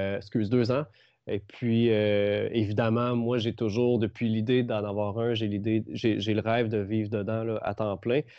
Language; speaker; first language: French; native; French